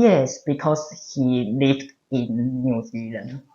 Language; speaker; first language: English; non-native, learner; Chinese